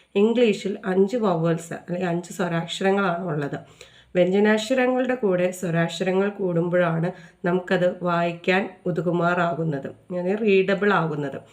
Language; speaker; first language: Malayalam; native; Malayalam